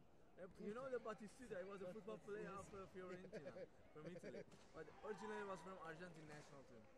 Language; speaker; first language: English; non-native, fluent; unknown